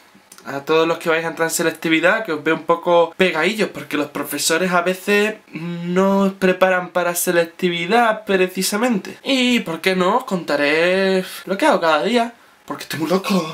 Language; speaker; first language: Spanish; native; Spanish